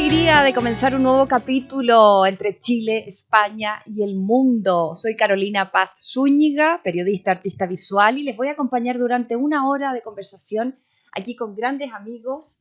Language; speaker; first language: Spanish; native; Spanish